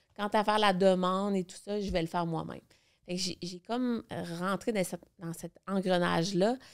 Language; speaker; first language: French; native; French